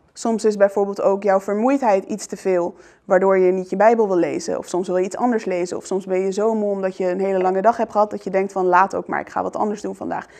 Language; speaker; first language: Dutch; early bilingual, other home language; Arabic